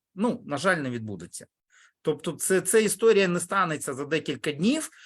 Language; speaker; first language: Ukrainian; non-native, local second language; Russian